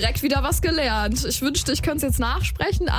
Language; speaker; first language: German; native; German